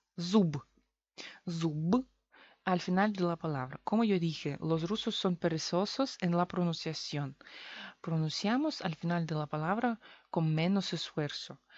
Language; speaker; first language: Spanish; non-native, fluent; Russian